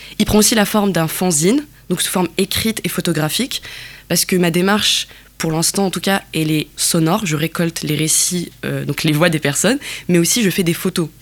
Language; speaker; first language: French; non-native, local second language; Kabyle